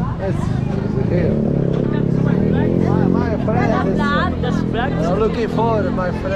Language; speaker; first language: English; non-native, learner; Czech